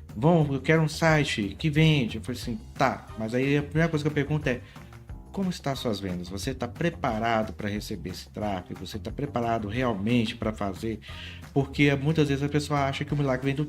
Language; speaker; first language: Portuguese; native; Portuguese